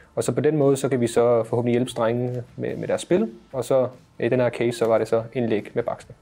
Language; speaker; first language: Danish; native; Danish